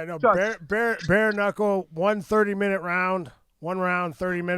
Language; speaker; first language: English; native; English